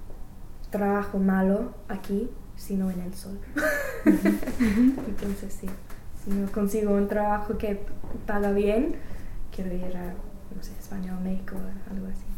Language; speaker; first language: Spanish; non-native, learner; English